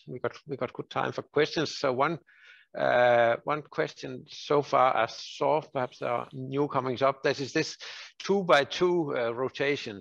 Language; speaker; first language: English; non-native, fluent; Danish